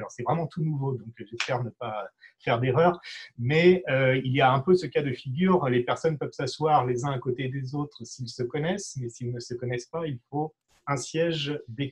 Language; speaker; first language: French; native; French